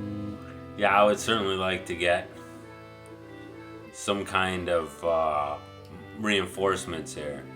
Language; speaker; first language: English; native; English